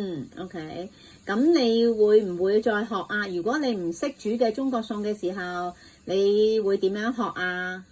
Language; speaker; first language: Cantonese; native; Cantonese